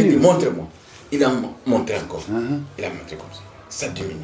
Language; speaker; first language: French; non-native, local second language; Swahili